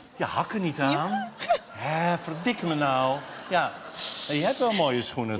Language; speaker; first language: Dutch; native; Dutch